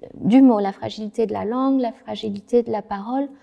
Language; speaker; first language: French; non-native, fluent; Vietnamese